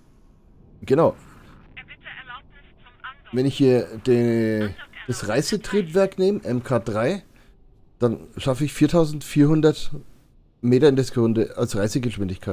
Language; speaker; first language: German; native; German